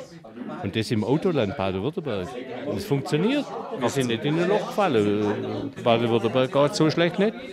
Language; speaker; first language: German; native; German